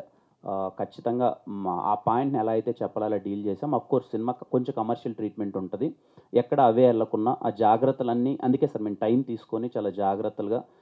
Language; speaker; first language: Telugu; native; Telugu